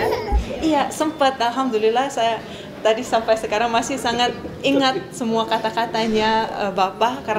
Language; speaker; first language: Indonesian; non-native, fluent; Russian